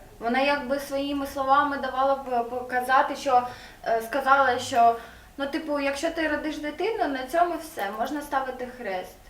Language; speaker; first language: Ukrainian; non-native, local second language; Russian